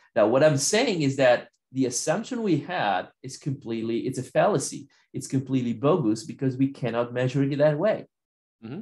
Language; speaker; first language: English; non-native, fluent; Italian